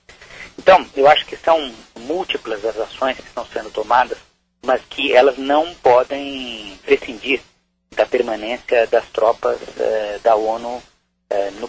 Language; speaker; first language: Portuguese; native; Portuguese